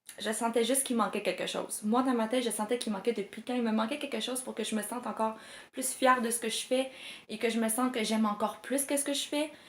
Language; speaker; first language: French; native; French